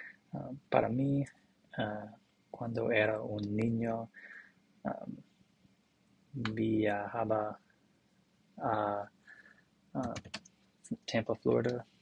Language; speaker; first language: Spanish; non-native, learner; English